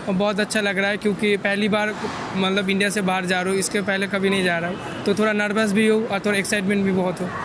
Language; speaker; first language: Hindi; non-native, local second language; Bangla